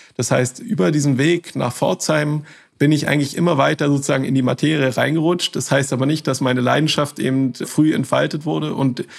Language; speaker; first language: German; native; German